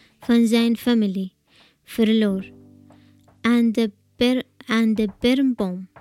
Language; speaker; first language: Dutch; non-native, learner; Arabic